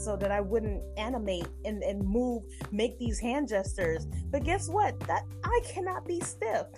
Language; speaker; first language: English; non-native, local second language; Jamaican Creole English